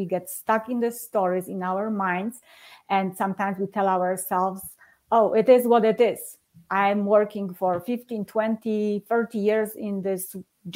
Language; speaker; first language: English; non-native, fluent; Polish